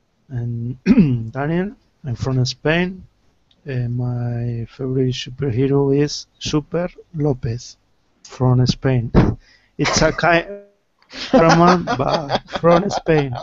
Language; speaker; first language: English; non-native, learner; Spanish